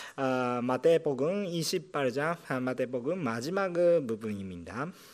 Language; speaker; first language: Korean; non-native, fluent; Japanese